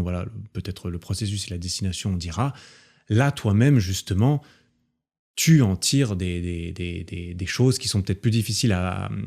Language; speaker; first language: French; native; French